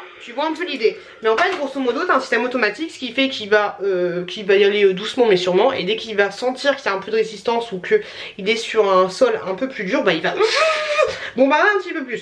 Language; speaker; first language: French; native; French